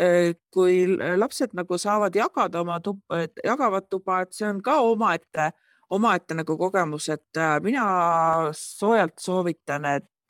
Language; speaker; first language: Estonian; native; Estonian